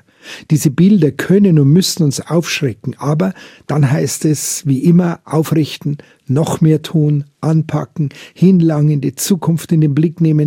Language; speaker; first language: German; native; German